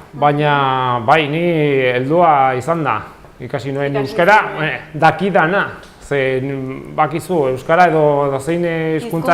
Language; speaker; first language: Basque; non-native, local second language; Spanish